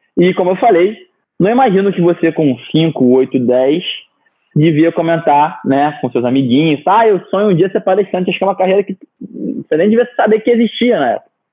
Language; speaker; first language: Portuguese; native; Portuguese